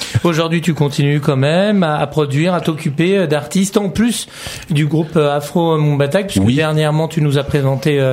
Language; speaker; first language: French; native; French